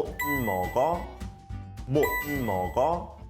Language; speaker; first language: Korean; non-native, learner; English